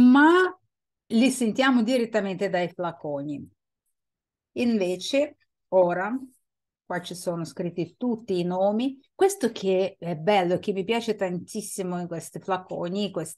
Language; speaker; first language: Italian; non-native, fluent; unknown